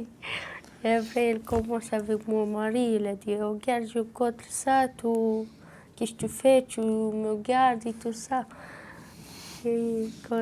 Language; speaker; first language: French; non-native, learner; Romanian